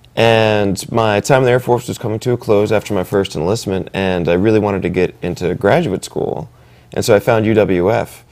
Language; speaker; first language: English; native; English